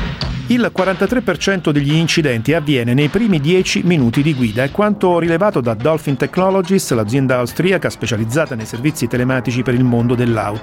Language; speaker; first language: Italian; native; Italian